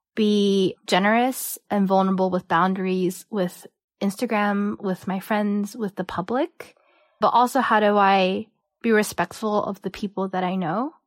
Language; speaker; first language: English; early bilingual, other home language; Cantonese